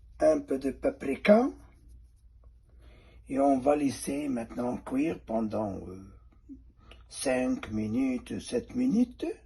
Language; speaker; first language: French; non-native, fluent; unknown